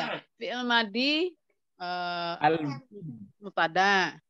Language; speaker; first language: Arabic; non-native, learner; Indonesian